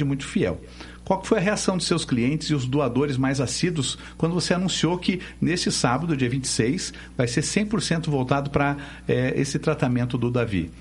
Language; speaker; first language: Portuguese; native; Portuguese